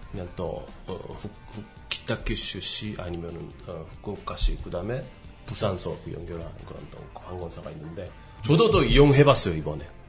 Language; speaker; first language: Korean; non-native, fluent; Japanese